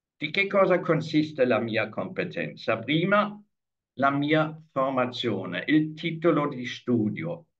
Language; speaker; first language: Italian; non-native, fluent; German